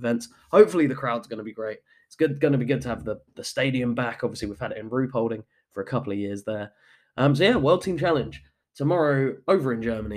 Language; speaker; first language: English; native; English